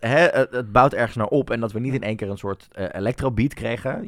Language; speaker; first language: Dutch; native; Dutch